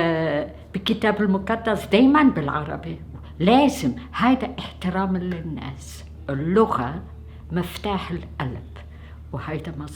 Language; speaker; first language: Arabic; non-native, fluent; French